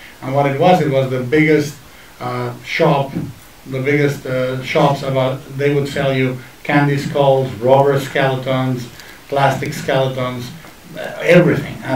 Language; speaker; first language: English; non-native, fluent; Spanish